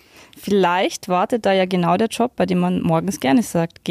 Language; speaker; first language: German; native; German